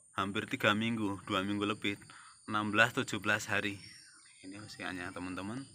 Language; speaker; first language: Indonesian; non-native, local second language; Javanese